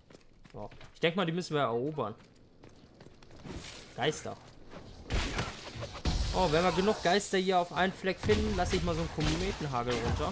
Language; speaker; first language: German; native; German